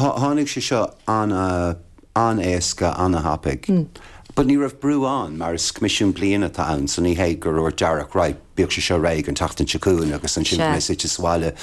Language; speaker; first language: Irish; native; Irish